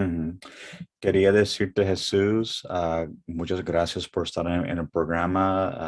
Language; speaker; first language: Spanish; early bilingual, heritage; English